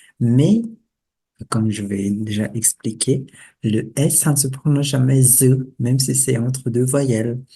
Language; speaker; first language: French; non-native, local second language; Malagasy